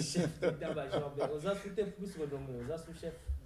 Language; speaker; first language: French; non-native, local second language; Lingala